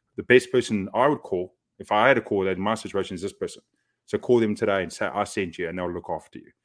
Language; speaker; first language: English; native; English